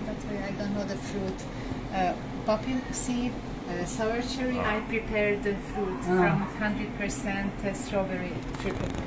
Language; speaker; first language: English; non-native, learner; Hungarian